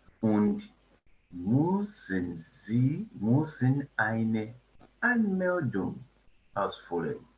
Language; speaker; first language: German; non-native, fluent; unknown